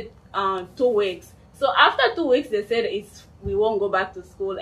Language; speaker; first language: English; non-native, fluent; Swahili